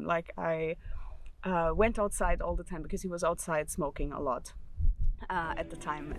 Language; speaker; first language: English; non-native, fluent; German